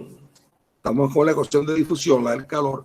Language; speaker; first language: Spanish; native; Spanish